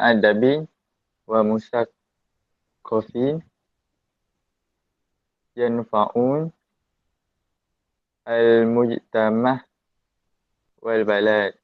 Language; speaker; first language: Arabic; non-native, learner; Malay